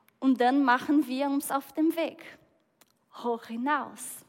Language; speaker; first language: German; non-native, fluent; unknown